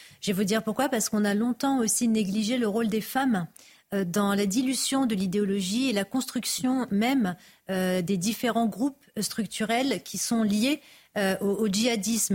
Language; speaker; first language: French; native; French